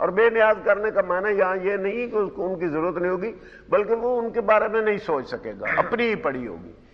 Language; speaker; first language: Urdu; non-native, local second language; Punjabi